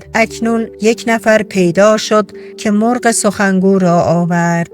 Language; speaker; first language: Persian; native; Persian